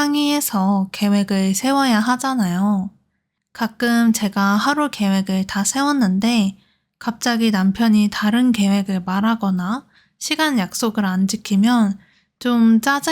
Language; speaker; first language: Korean; native; Korean